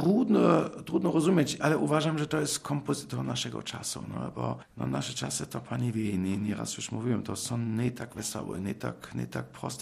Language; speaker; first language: Polish; non-native, fluent; German